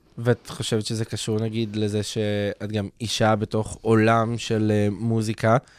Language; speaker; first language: Hebrew; native; Hebrew